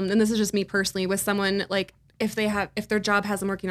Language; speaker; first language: English; native; English